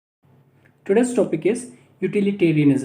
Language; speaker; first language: English; non-native, local second language; Hindi